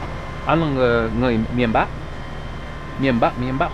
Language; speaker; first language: Vietnamese; non-native, learner; English